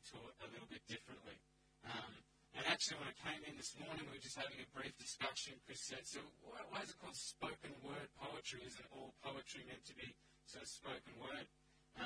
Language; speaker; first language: English; native; English